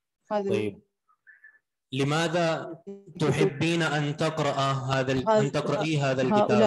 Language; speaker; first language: Arabic; non-native, fluent; Urdu